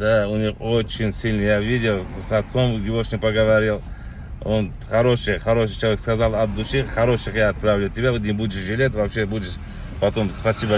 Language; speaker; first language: Russian; non-native, learner; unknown